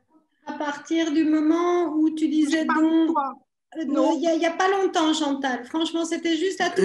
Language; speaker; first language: French; native; French